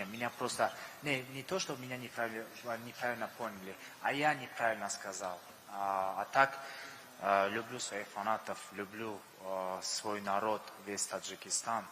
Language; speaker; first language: Russian; non-native, local second language; Tajik